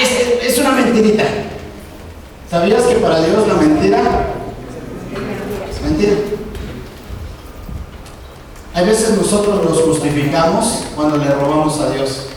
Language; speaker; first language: Spanish; native; Spanish